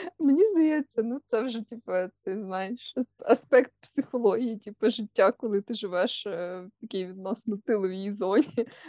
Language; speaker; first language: Ukrainian; non-native, local second language; Russian